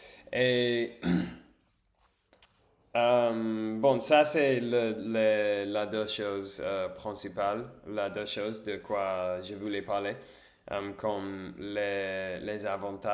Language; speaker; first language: French; non-native, learner; English